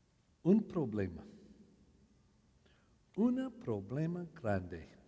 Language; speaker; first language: Spanish; non-native, learner; English